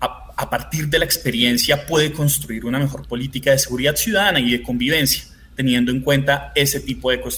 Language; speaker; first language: Spanish; native; Spanish